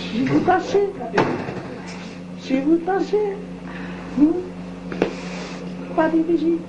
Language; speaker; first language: French; non-native, local second language; Vietnamese